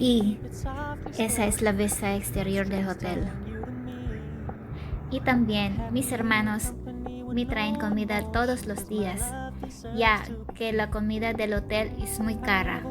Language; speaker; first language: Spanish; non-native, learner; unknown